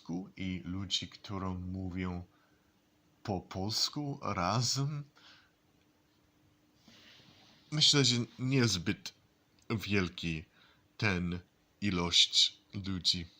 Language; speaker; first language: Polish; non-native, learner; English